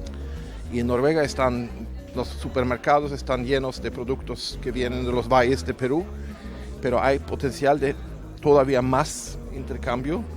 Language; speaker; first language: Spanish; non-native, fluent; Norwegian